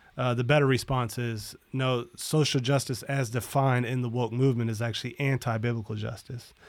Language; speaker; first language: English; native; English